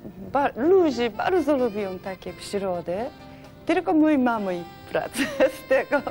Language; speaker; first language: Polish; non-native, learner; Japanese